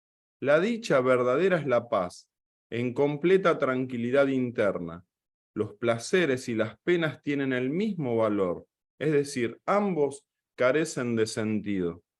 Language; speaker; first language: Spanish; native; Spanish